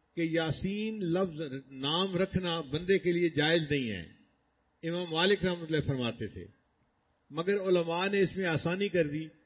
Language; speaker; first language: Urdu; non-native, local second language; Punjabi